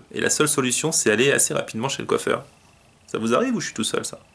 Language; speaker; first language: French; native; French